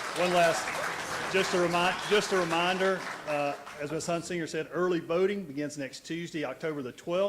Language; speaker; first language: English; native; English